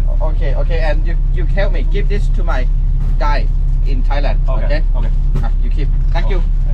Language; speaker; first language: English; non-native, learner; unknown